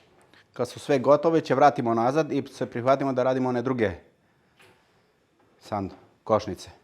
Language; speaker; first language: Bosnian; early bilingual, heritage; Serbian